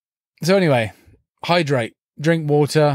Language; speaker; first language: English; native; English